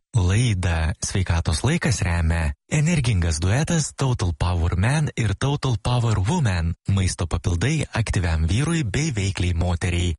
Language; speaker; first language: Lithuanian; native; Lithuanian